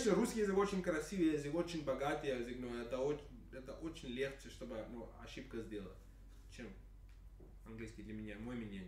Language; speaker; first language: Russian; non-native, learner; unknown